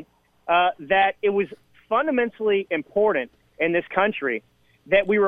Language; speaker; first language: English; native; English